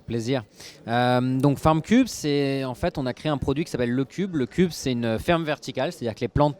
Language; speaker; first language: French; native; French